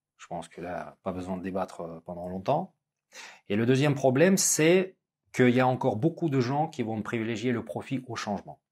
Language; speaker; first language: French; non-native, fluent; Russian